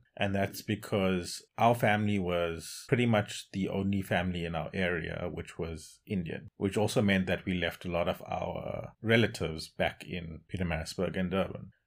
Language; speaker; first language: English; native; English